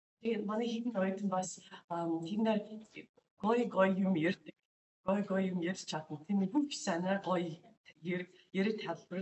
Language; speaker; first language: Mongolian; non-native, learner; English